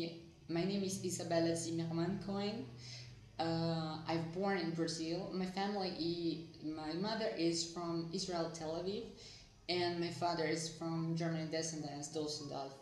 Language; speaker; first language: English; non-native, fluent; Portuguese